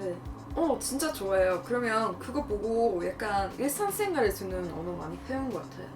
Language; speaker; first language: Korean; non-native, fluent; Swedish